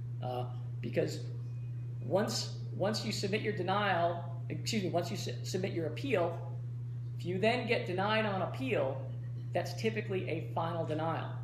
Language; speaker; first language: English; native; English